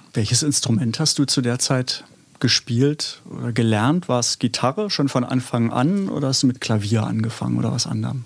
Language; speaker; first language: German; native; German